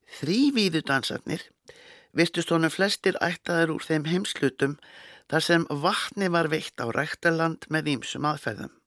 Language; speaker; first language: Icelandic; native; Icelandic